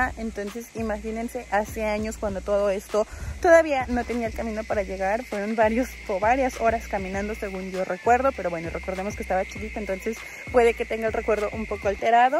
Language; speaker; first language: Spanish; native; Spanish